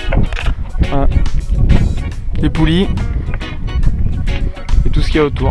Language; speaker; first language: French; native; French